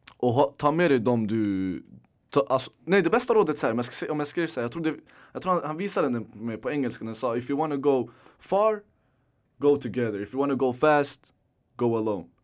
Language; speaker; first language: Swedish; native; Swedish